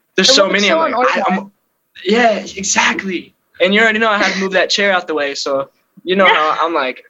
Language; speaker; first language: English; native; English